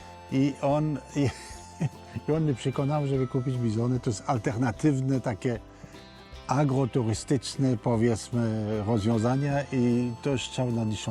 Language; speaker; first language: Polish; early bilingual, heritage; Polish